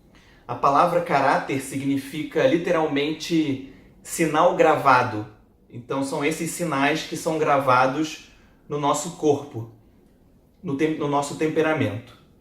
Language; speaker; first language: Portuguese; native; Portuguese